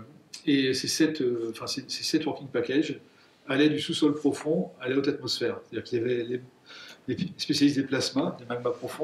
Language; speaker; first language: French; native; French